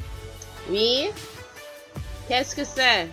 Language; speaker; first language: French; non-native, fluent; English